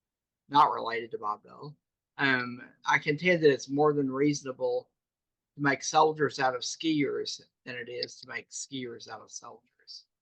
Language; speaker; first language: English; native; English